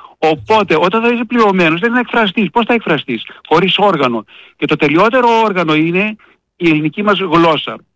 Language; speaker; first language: Greek; native; Greek